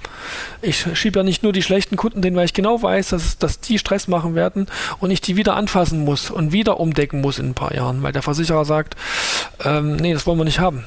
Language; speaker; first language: German; native; German